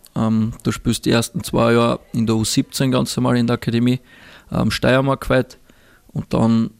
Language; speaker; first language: German; native; German